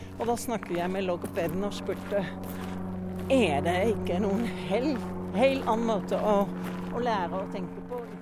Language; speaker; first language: Norwegian; non-native, fluent; Dutch